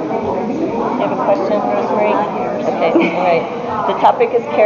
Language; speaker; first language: English; native; English